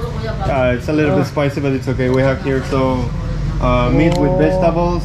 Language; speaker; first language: English; non-native, fluent; Spanish